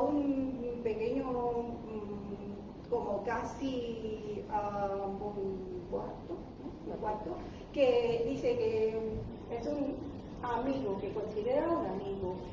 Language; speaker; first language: Spanish; non-native, learner; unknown